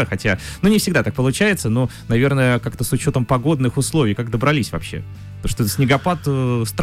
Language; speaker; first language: Russian; native; Russian